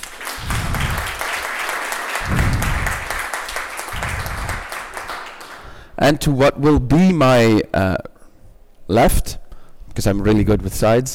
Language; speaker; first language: English; non-native, fluent; Dutch